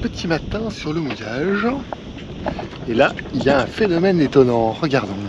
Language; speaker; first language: French; native; French